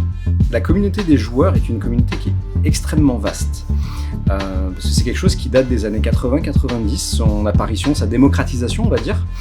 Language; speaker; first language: French; native; French